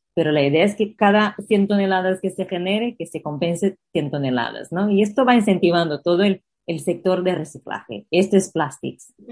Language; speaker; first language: Spanish; non-native, fluent; Portuguese